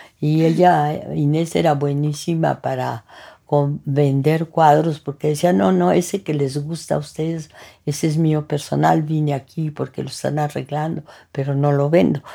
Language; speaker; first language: Spanish; early bilingual, other home language; French